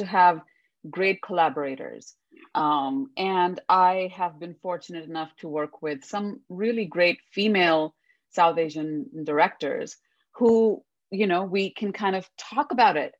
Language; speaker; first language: English; non-native, local second language; Hindi